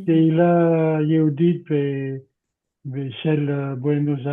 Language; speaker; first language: Hebrew; non-native, learner; French